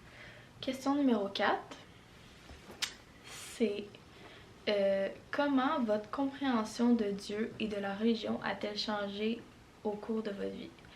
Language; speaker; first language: French; native; French